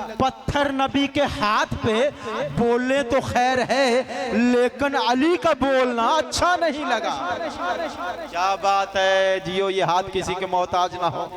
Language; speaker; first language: Urdu; non-native, local second language; Punjabi